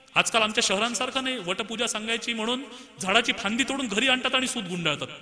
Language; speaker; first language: Marathi; native; Marathi